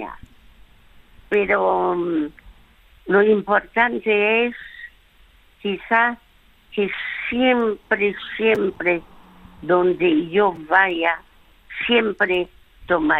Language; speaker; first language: Spanish; early bilingual, other home language; French